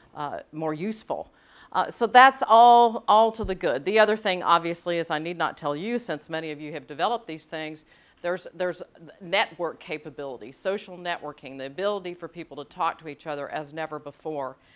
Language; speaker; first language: English; native; English